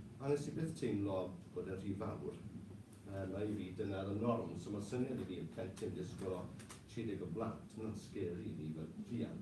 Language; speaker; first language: Welsh; non-native, local second language; English